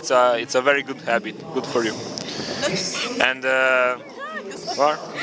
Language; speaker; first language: English; non-native, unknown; Italian